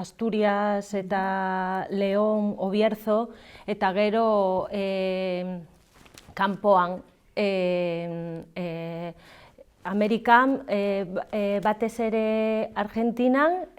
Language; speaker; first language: Basque; non-native, learner; Galician